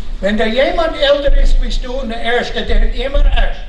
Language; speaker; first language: German; early bilingual, heritage; German